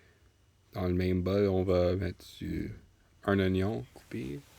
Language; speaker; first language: French; non-native, local second language; English